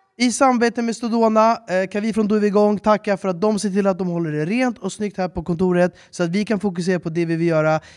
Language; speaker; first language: Swedish; native; Swedish